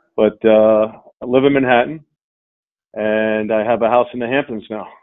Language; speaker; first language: English; native; English